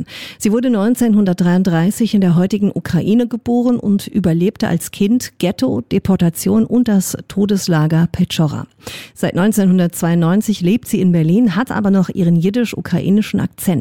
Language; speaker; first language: German; native; German